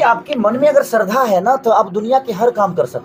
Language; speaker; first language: Hindi; native; Hindi